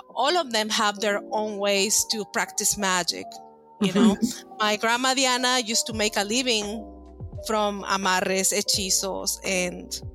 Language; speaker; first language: English; non-native, fluent; Spanish